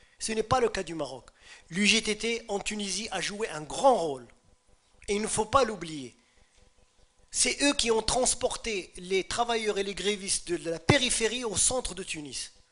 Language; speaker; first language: French; non-native, local second language; Arabic